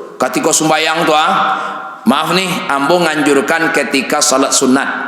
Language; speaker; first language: Malay; non-native, local second language; Minangkabau